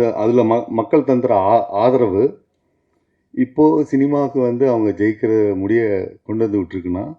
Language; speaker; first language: Tamil; native; Tamil